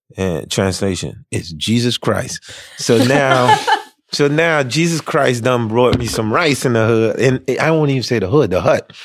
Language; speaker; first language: English; early bilingual, other home language; Haitian Creole